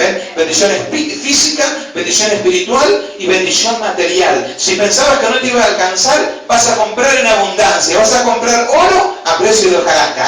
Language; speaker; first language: Spanish; native; Spanish